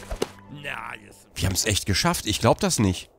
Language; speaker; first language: German; native; German